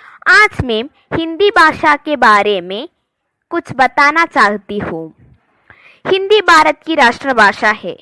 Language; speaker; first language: Hindi; non-native, local second language; Malayalam